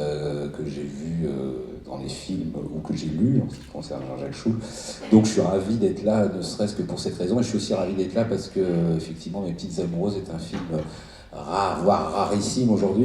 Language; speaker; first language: French; native; French